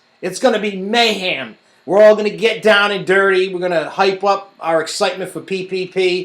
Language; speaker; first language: English; native; English